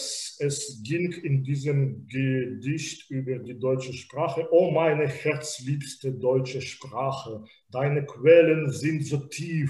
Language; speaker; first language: German; non-native, fluent; Belarusian